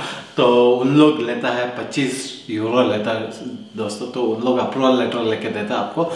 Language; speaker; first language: Hindi; non-native, local second language; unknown